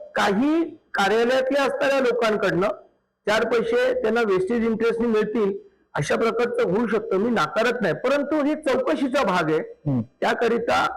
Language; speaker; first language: Marathi; native; Marathi